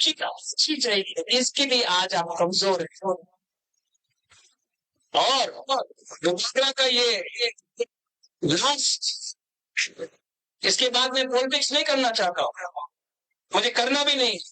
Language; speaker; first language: Hindi; non-native, local second language; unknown